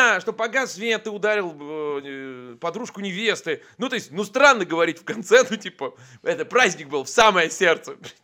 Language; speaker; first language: Russian; native; Russian